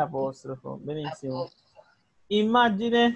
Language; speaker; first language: Italian; non-native, learner; Spanish